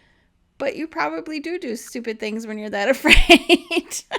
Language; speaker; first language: English; native; English